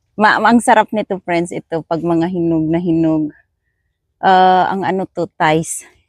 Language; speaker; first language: Filipino; non-native, local second language; Masbatenyo